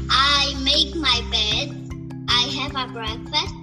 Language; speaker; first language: English; non-native, learner; Portuguese